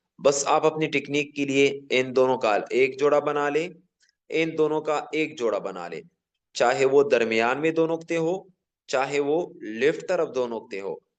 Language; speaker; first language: Urdu; non-native, local second language; Pashto